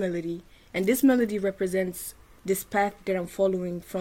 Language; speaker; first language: English; non-native, fluent; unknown